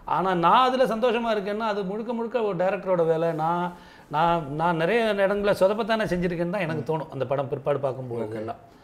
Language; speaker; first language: Tamil; non-native, local second language; Malayalam